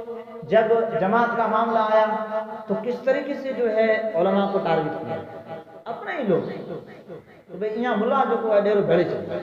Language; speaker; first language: Urdu; native; Urdu